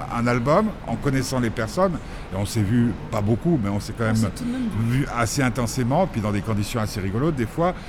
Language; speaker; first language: French; native; French